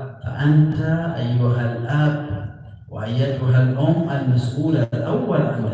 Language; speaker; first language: Arabic; non-native, fluent; Indonesian